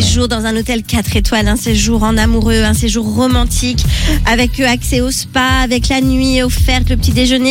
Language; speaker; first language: French; native; French